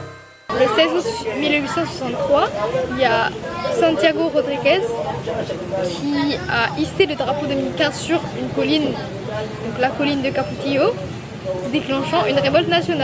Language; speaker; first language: French; native; French